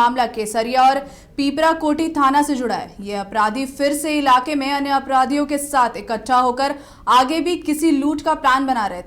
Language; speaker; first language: Hindi; native; Hindi